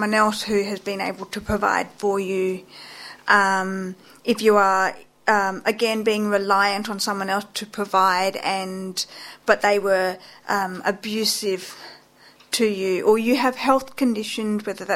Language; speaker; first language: English; native; English